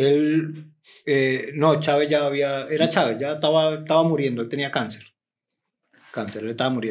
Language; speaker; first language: Portuguese; non-native, learner; Spanish